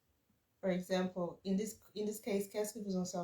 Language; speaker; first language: French; non-native, fluent; English